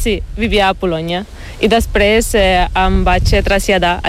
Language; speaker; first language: Catalan; non-native, learner; Ukrainian